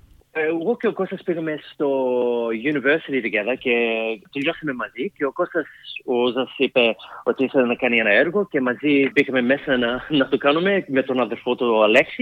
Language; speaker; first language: Greek; early bilingual, heritage; Greek